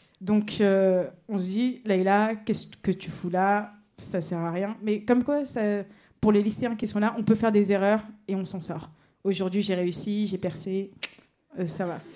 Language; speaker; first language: French; native; French